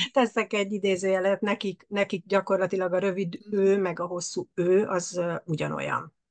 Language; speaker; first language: Hungarian; early bilingual, heritage; Hungarian